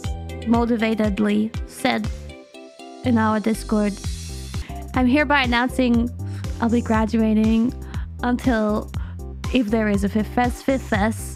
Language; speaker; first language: English; non-native, fluent; German